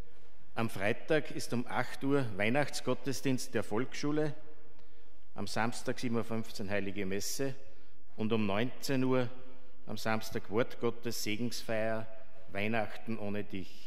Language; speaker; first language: German; native; German